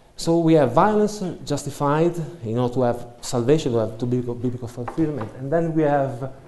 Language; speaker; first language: English; non-native, fluent; Italian